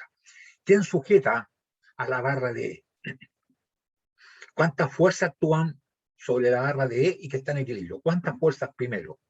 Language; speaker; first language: Spanish; native; Spanish